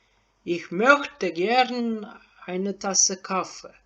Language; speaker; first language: German; non-native, learner; Turkmen